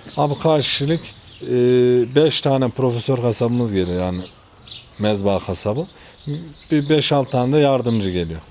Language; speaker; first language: Turkish; native; Turkish